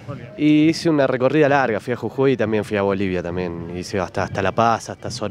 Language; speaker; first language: Spanish; native; Spanish